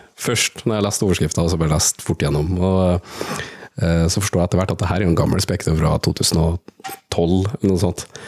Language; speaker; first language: Norwegian; native; Norwegian